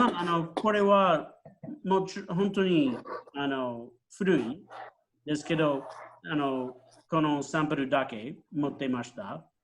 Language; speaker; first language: Japanese; non-native, fluent; English